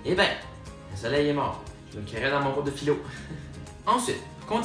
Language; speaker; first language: French; native; French